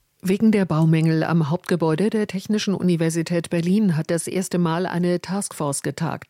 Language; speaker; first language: German; native; German